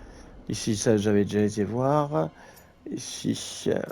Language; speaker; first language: French; native; French